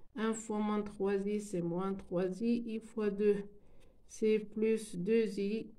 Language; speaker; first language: French; non-native, local second language; Arabic